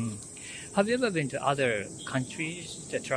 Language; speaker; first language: English; non-native, fluent; Japanese